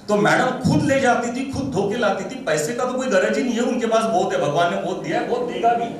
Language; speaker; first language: Hindi; non-native, local second language; Marathi